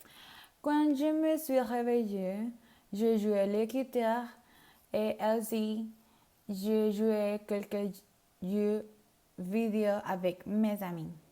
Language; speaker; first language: French; non-native, learner; Spanish